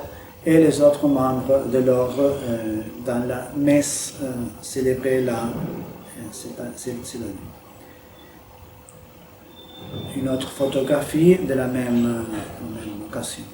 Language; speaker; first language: French; non-native, fluent; Spanish